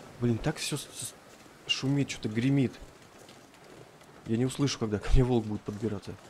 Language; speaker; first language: Russian; native; Russian